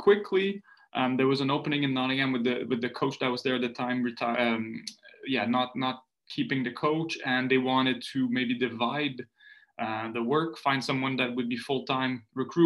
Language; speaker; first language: English; non-native, fluent; French